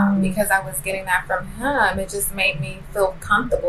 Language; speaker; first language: English; native; English